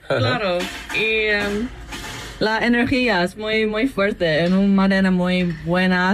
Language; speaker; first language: Spanish; non-native, learner; English